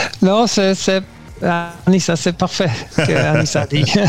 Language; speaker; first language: French; non-native, learner; Swedish